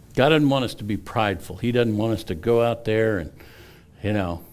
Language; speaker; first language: English; native; English